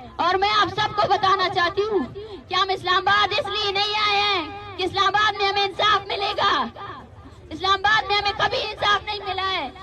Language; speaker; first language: Urdu; non-native, local second language; Baluchi